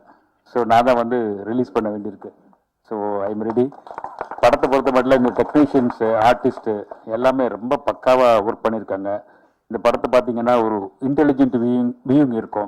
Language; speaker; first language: Tamil; non-native, fluent; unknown